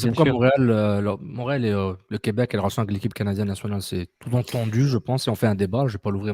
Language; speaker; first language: French; native; French